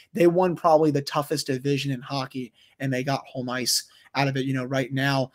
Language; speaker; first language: English; native; English